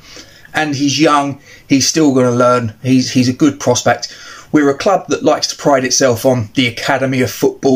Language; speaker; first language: English; native; English